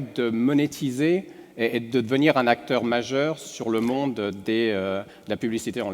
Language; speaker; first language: French; native; French